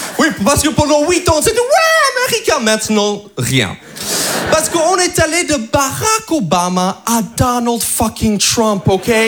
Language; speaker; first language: French; non-native, fluent; English